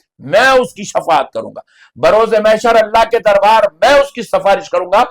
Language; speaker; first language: Urdu; native; Urdu